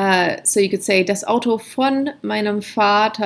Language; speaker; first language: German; non-native, fluent; English